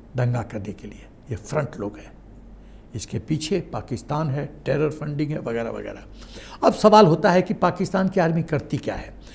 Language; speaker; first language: Hindi; native; Hindi